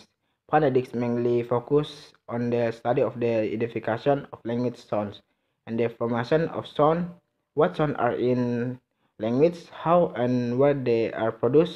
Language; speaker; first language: English; non-native, learner; Indonesian